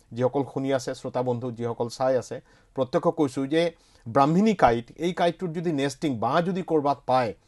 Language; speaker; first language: Assamese; non-native, local second language; Bangla